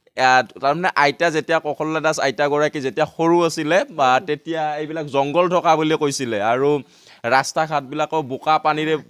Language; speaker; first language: Assamese; native; Assamese